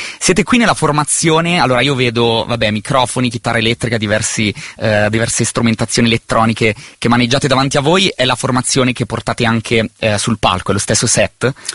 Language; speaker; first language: Italian; native; Italian